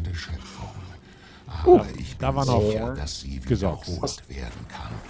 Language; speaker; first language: German; native; German